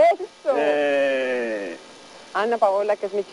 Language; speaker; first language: Spanish; native; Spanish